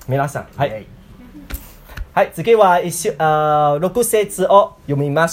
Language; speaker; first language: Japanese; non-native, learner; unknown